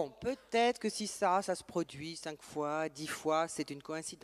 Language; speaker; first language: French; native; French